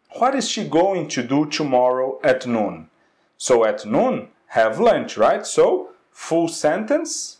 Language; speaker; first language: English; non-native, fluent; Portuguese